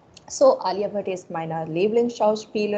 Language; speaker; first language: German; non-native, fluent; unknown